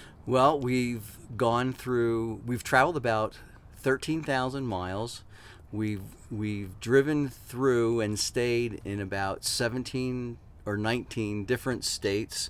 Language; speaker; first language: English; native; English